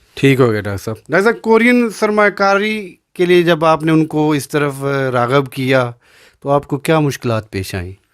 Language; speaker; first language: Urdu; non-native, local second language; Punjabi